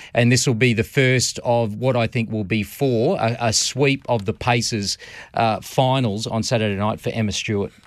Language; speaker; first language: English; native; English